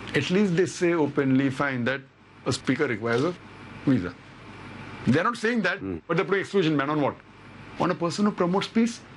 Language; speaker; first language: English; non-native, local second language; Urdu